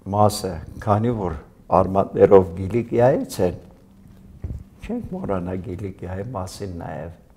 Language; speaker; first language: Armenian; early bilingual, heritage; Armenian